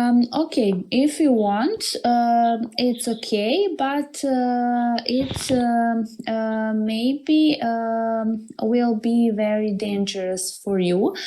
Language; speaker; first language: English; non-native, learner; Serbian